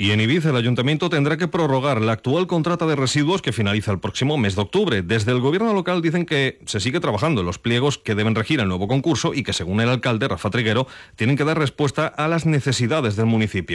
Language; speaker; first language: Spanish; native; Spanish